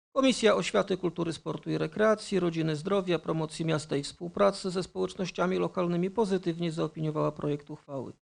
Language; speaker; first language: Polish; native; Polish